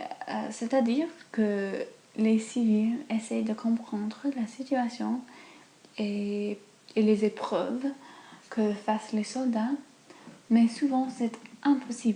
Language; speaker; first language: French; non-native, fluent; English